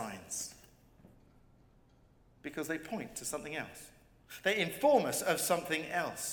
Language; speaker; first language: English; native; English